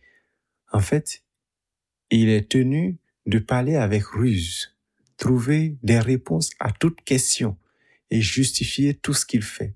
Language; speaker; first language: French; native; French